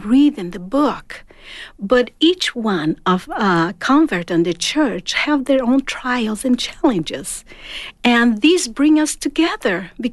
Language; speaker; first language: English; non-native, fluent; Portuguese